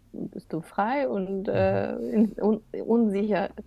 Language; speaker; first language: German; non-native, learner; Russian